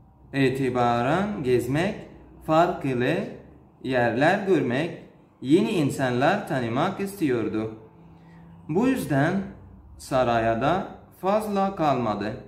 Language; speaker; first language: Turkish; non-native, learner; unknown